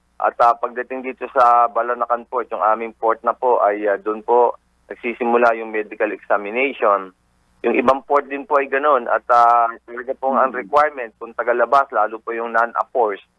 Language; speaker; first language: Filipino; native; Filipino